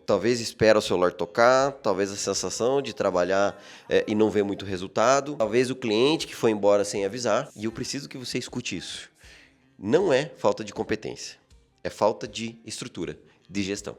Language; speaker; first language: Portuguese; native; Portuguese